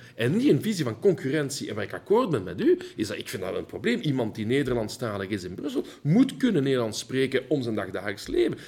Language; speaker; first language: Dutch; early bilingual, heritage; Dutch